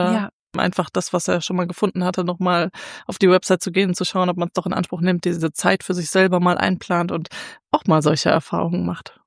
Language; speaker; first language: German; native; German